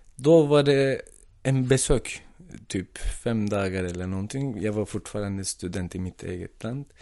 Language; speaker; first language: Swedish; non-native, fluent; Turkish